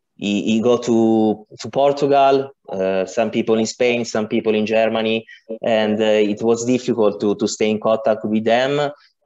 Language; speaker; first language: English; non-native, learner; Italian